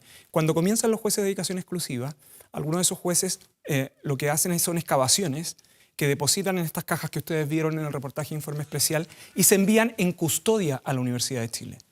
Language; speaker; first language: Spanish; native; Spanish